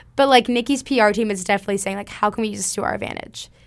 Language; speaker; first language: English; native; English